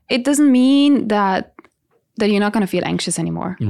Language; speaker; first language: English; non-native, fluent; Italian